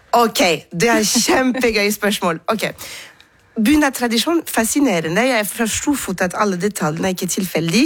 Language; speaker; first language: Norwegian; non-native, fluent; French